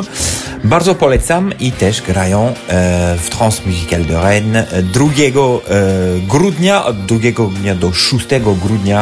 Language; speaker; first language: Polish; non-native, fluent; French